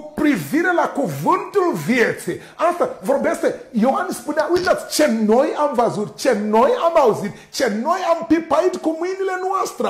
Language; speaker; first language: Romanian; non-native, learner; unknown